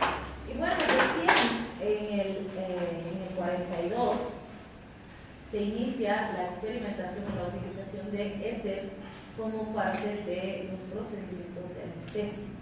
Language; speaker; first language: Spanish; native; Spanish